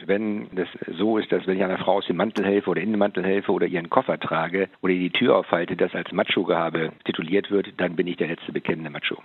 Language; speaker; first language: German; native; German